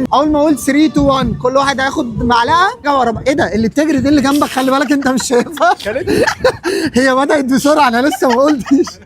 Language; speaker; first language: Arabic; native; Arabic